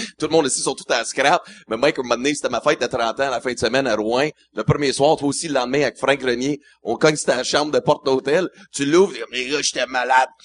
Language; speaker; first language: French; non-native, local second language; English